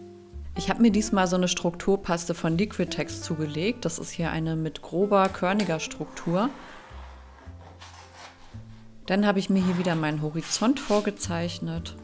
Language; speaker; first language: German; native; German